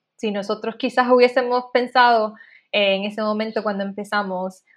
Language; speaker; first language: Spanish; native; Spanish